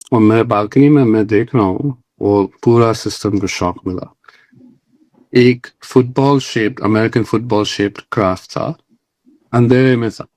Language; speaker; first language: Hindi; non-native, local second language; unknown